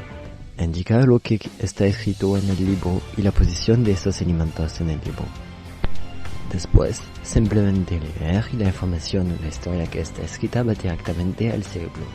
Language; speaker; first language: Spanish; non-native, learner; French